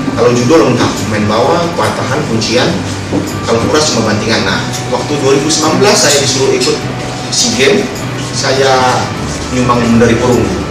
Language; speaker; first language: Malay; native; Malay